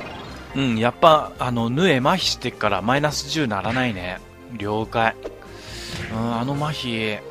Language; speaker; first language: Japanese; native; Japanese